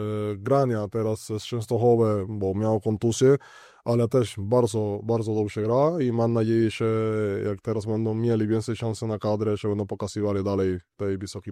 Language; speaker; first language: Polish; non-native, learner; Spanish